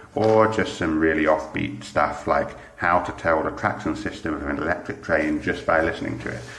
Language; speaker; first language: English; native; English